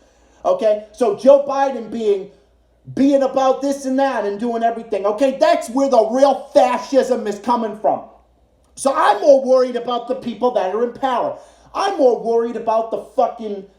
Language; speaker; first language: English; native; English